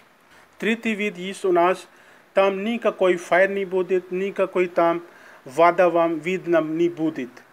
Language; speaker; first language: Russian; non-native, learner; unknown